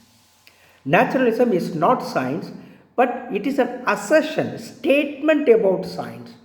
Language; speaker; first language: English; non-native, local second language; Tamil